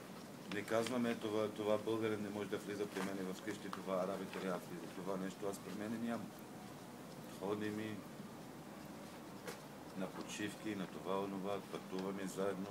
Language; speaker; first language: Bulgarian; non-native, learner; Arabic